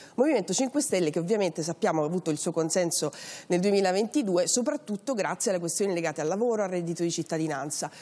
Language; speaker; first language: Italian; native; Italian